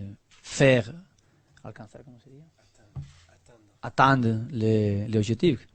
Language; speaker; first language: French; non-native, learner; Spanish